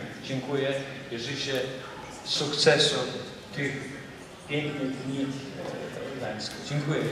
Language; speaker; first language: Polish; non-native, fluent; Lithuanian